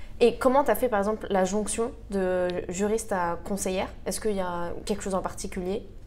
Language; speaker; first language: French; native; French